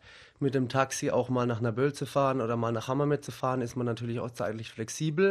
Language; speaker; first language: German; native; German